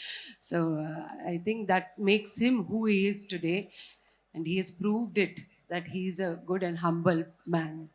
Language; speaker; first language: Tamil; non-native, fluent; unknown